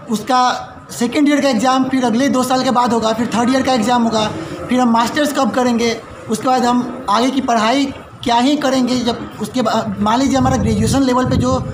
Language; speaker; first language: Hindi; native; Hindi